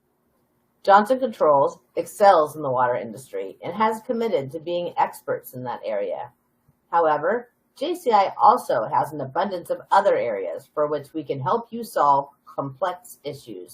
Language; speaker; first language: English; native; English